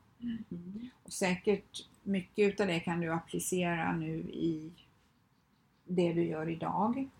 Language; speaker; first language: Swedish; native; Swedish